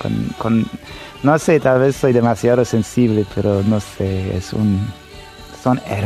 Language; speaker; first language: Spanish; non-native, fluent; English